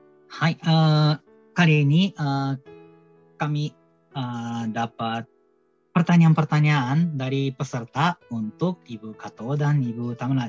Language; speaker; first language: Indonesian; non-native, fluent; Japanese